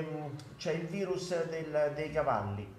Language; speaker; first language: Italian; native; Italian